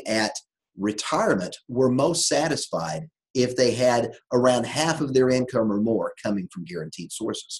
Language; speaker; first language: English; native; English